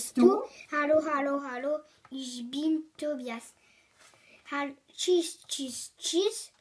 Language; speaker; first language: German; non-native, learner; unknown